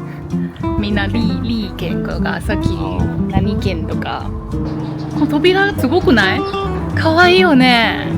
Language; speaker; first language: Japanese; non-native, fluent; Chinese